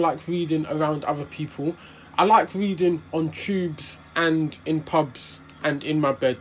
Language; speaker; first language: English; native; English